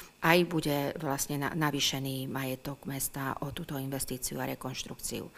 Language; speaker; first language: Slovak; native; Slovak